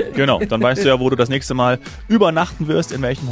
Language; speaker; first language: German; native; German